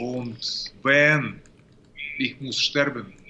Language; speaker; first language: German; non-native, fluent; Russian